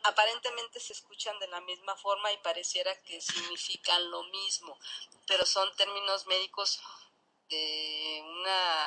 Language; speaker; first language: Spanish; native; Spanish